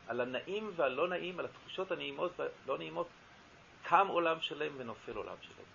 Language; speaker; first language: Hebrew; native; Hebrew